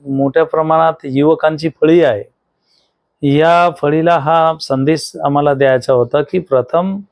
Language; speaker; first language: Marathi; non-native, local second language; Lambadi